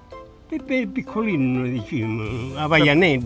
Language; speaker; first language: Italian; native; Italian